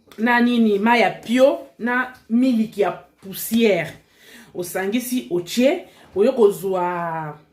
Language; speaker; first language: Lingala; non-native, local second language; Luba-Lulua